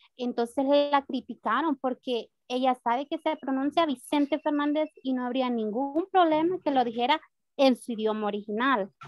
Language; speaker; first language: Spanish; native; Spanish